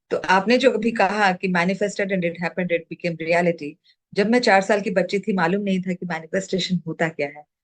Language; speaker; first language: Hindi; native; Hindi